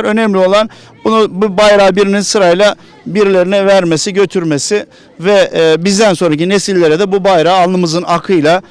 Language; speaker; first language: Turkish; native; Turkish